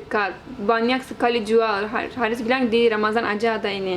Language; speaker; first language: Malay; non-native, learner; Turkish